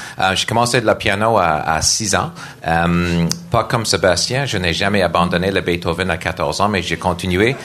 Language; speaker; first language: French; non-native, local second language; English